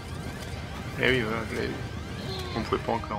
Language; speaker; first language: French; native; French